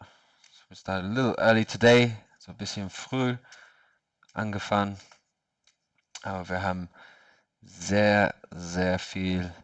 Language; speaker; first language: German; non-native, learner; English